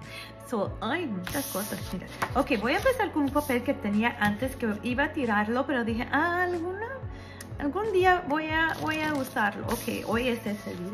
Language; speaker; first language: Spanish; early bilingual, heritage; Spanish